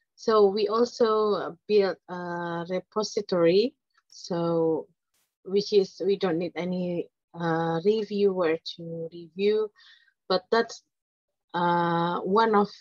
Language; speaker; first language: English; non-native, fluent; Indonesian